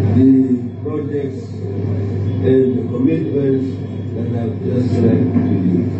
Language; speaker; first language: English; non-native, local second language; Fula